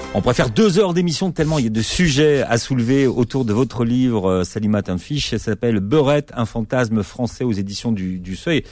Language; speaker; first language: French; native; French